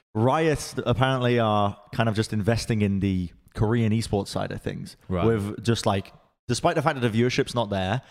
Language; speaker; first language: English; native; English